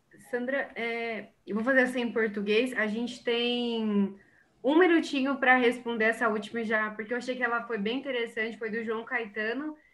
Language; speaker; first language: Portuguese; native; Portuguese